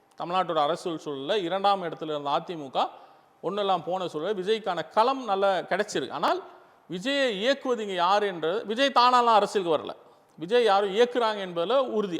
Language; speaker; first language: Tamil; non-native, local second language; Urdu